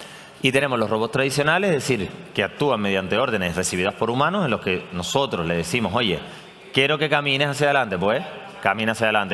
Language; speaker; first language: Spanish; native; Spanish